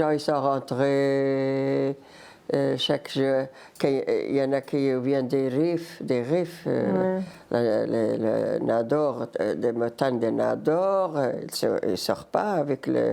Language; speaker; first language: French; non-native, learner; Riffian